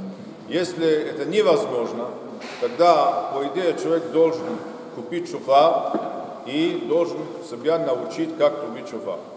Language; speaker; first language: Russian; non-native, fluent; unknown